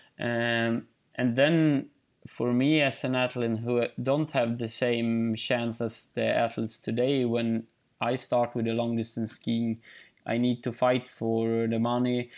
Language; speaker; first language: English; non-native, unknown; Swedish